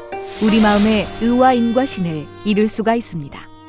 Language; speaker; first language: Korean; native; Korean